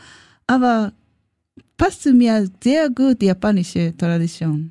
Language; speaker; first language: German; non-native, learner; Japanese